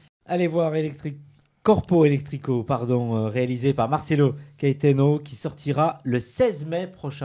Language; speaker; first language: French; native; French